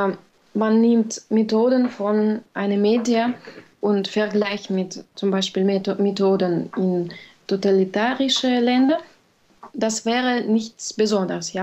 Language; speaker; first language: German; non-native, fluent; Russian